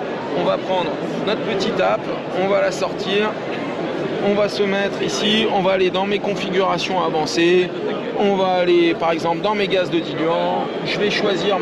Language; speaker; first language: French; native; French